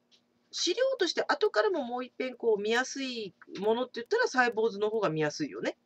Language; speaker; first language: Japanese; native; Japanese